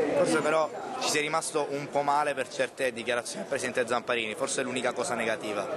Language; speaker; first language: Italian; native; Italian